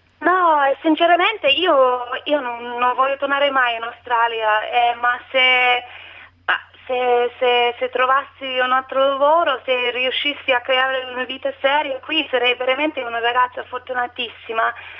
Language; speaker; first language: Italian; non-native, learner; English